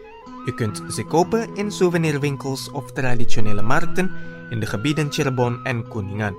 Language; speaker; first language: Dutch; non-native, fluent; Indonesian